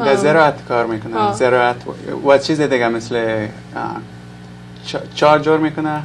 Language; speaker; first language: Persian; non-native, local second language; English